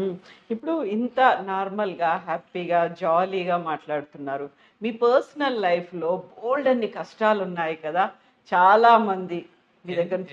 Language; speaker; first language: Telugu; native; Telugu